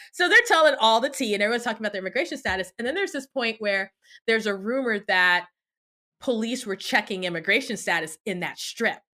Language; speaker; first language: English; early bilingual, other home language; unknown